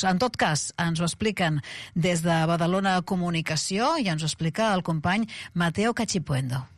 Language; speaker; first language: Catalan; native; Catalan